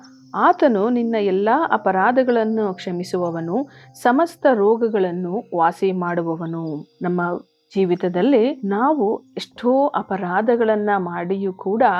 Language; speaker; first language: Kannada; native; Kannada